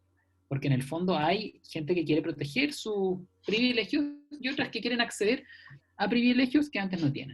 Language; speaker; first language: Spanish; native; Spanish